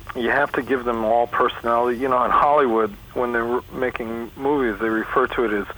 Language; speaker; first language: English; native; English